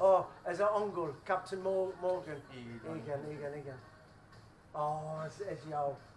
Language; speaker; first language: Hungarian; non-native, learner; English